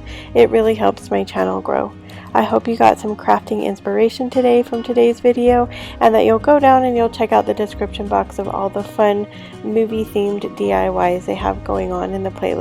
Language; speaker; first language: English; native; English